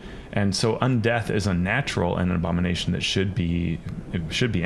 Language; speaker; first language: English; native; English